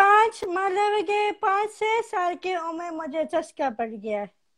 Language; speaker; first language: Hindi; early bilingual, heritage; Urdu